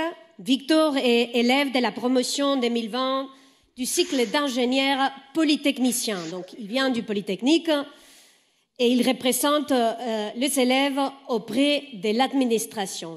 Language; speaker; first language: French; native; French